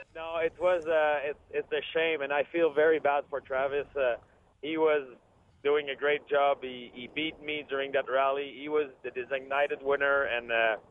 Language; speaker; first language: English; native; English